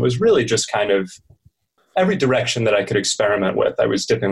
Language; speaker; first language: English; native; English